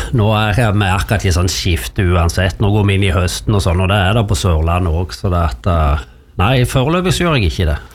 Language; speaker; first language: Norwegian; native; Norwegian